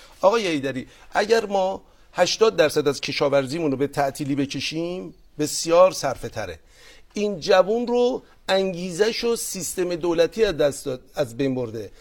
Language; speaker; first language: Persian; native; Persian